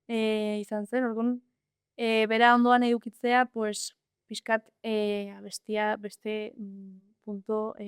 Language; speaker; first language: Basque; non-native, local second language; Spanish